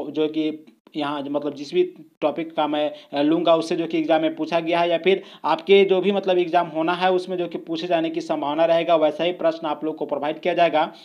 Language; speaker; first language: Hindi; native; Hindi